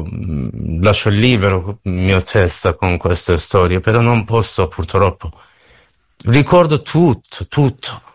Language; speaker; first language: Italian; non-native, learner; Persian